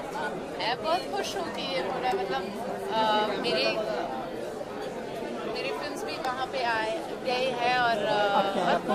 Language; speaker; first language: Hindi; non-native, local second language; French